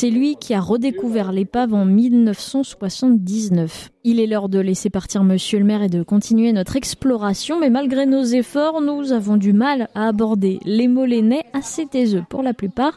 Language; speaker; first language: French; native; French